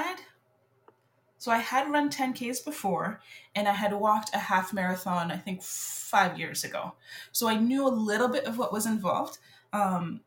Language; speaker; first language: English; non-native, fluent; French